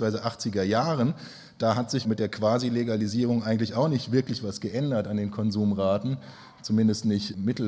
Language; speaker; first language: German; native; German